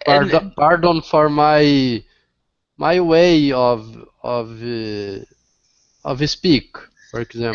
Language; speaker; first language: English; non-native, learner; Portuguese